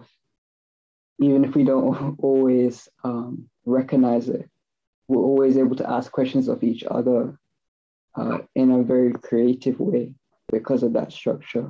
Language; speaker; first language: English; native; English